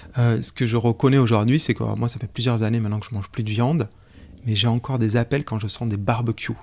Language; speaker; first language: French; native; French